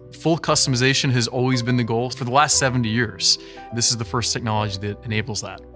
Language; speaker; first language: English; native; English